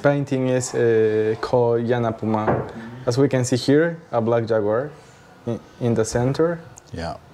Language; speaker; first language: English; non-native, learner; Spanish